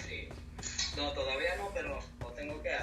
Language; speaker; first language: Spanish; non-native, learner; English